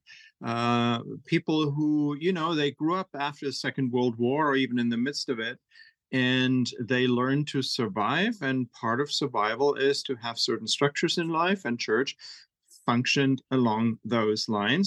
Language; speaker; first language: English; non-native, fluent; German